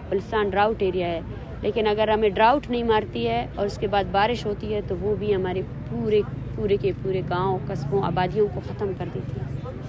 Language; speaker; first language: Urdu; non-native, local second language; Baluchi